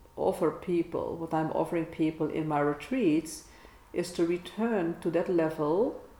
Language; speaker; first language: English; non-native, fluent; Dutch